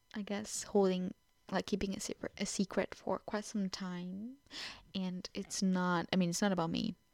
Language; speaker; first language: English; non-native, fluent; Portuguese